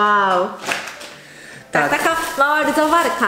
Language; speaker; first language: Polish; non-native, learner; Korean